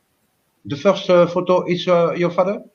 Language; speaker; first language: English; non-native, learner; French